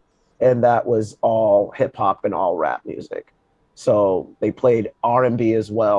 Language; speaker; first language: English; native; English